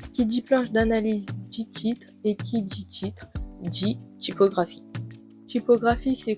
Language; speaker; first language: French; native; French